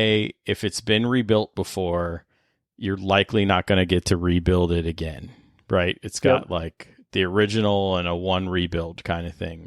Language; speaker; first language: English; native; English